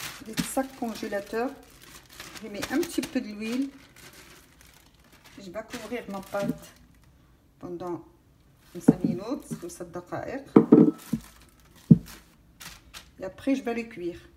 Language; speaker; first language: French; non-native, local second language; Arabic